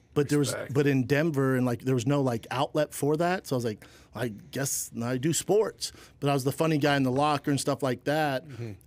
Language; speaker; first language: English; native; English